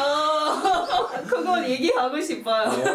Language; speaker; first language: Korean; non-native, fluent; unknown